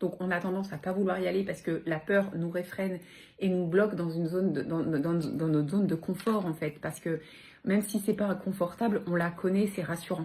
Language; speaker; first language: French; native; French